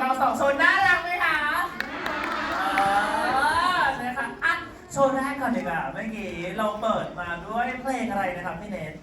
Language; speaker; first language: Thai; native; Thai